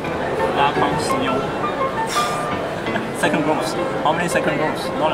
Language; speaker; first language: English; non-native, fluent; Chinese